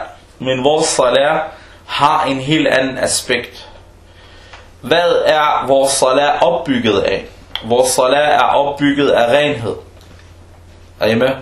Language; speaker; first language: Danish; early bilingual, other home language; Arabic